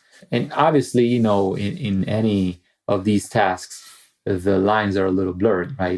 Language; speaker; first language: English; non-native, fluent; Italian